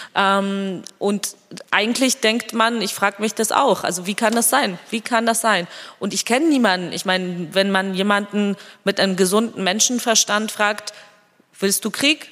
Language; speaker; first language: German; non-native, fluent; Georgian